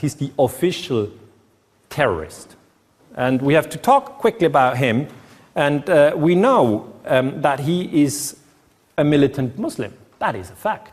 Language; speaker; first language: English; non-native, fluent; German